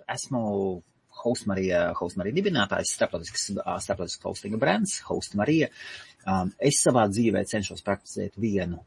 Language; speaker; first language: Latvian; native; Latvian